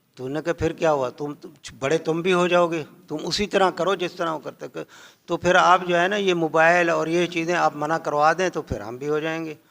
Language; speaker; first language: Urdu; native; Urdu